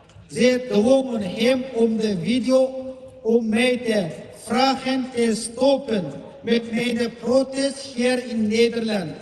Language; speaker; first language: Dutch; non-native, learner; Uyghur